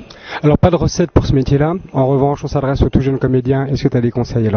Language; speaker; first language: French; native; French